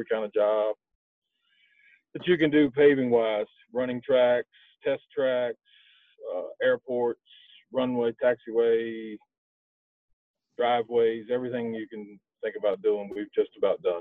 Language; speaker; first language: English; native; English